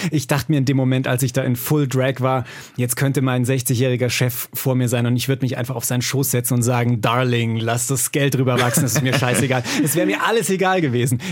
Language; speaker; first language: German; native; German